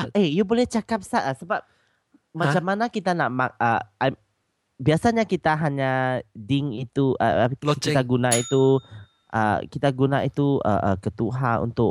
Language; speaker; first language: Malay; non-native, local second language; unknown